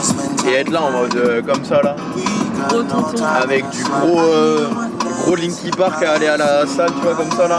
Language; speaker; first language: French; native; French